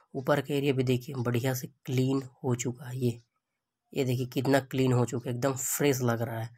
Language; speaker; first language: Hindi; native; Hindi